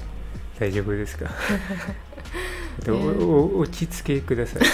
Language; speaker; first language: Japanese; non-native, learner; English